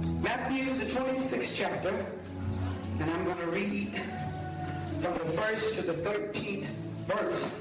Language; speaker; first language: English; native; English